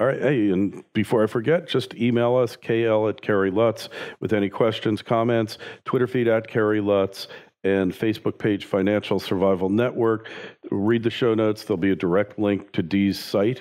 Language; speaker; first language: English; native; English